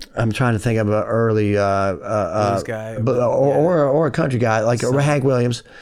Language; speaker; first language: English; native; English